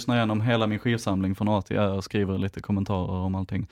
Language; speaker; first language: Swedish; native; Swedish